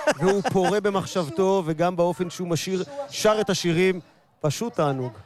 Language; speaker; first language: Hebrew; native; Hebrew